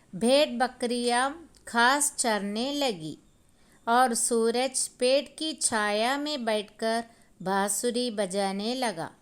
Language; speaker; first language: Hindi; non-native, local second language; Malayalam